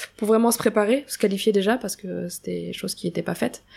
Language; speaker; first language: French; native; French